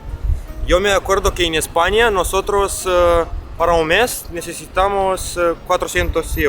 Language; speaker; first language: Spanish; non-native, learner; Romanian